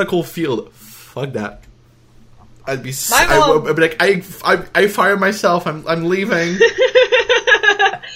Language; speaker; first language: English; non-native, fluent; French